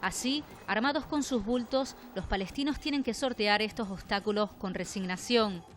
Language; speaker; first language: Spanish; native; Spanish